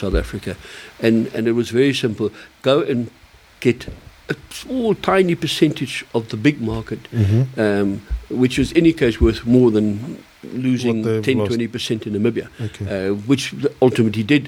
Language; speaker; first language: English; early bilingual, other home language; German